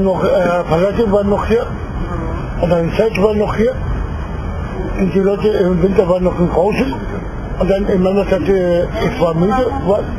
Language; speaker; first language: German; non-native, learner; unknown